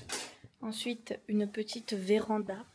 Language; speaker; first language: French; native; French